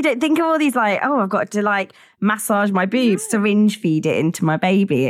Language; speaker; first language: English; native; English